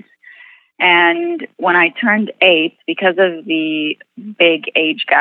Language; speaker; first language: English; non-native, fluent; Arabic